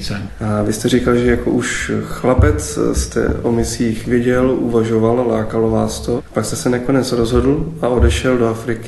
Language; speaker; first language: Czech; native; Czech